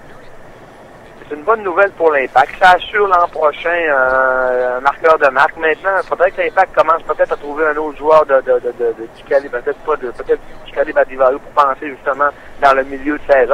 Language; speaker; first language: French; native; French